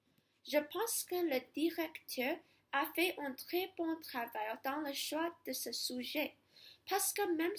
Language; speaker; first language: French; non-native, learner; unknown